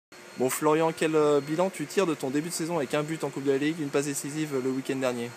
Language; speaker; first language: French; native; French